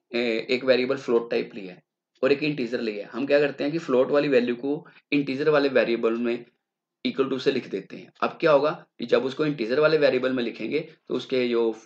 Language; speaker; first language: Hindi; non-native, local second language; Punjabi